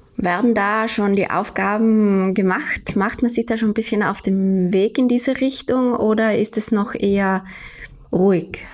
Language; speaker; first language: German; native; German